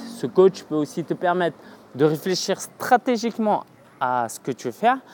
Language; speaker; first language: French; native; French